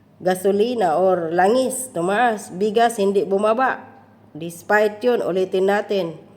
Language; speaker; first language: Filipino; non-native, local second language; Cebuano